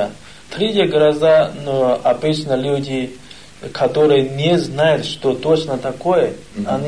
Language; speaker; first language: Russian; non-native, learner; Chinese